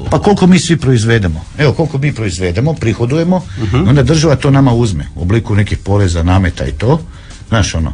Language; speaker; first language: Croatian; native; Croatian